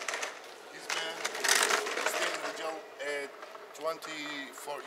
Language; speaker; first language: English; non-native, learner; Arabic